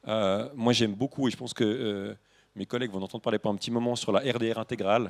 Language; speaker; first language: French; native; French